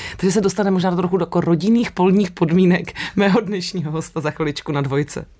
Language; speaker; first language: Czech; native; Czech